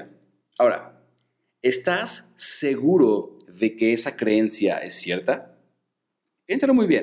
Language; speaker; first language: Spanish; native; Spanish